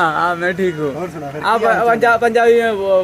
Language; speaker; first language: Hindi; non-native, local second language; Malayalam